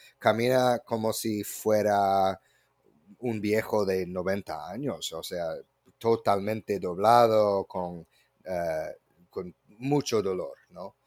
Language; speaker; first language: Spanish; non-native, fluent; English